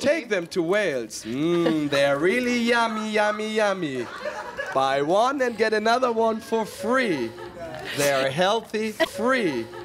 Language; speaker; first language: English; non-native, fluent; German